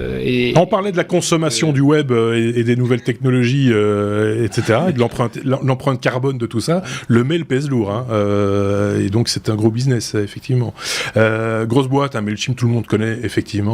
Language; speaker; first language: French; native; French